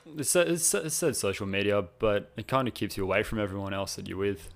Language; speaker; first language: English; native; English